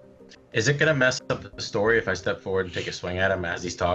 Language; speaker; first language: English; native; English